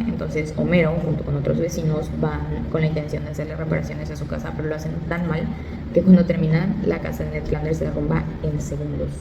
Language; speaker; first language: Spanish; native; Spanish